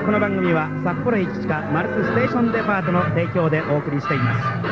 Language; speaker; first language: Japanese; native; Japanese